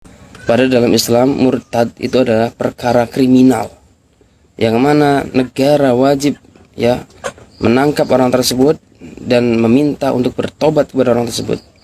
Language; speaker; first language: Indonesian; native; Indonesian